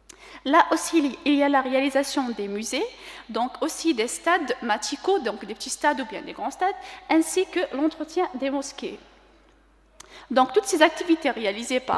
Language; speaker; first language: French; non-native, local second language; Kabyle